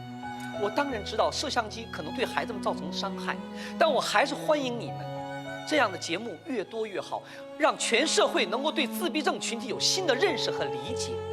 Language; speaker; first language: Chinese; native; Chinese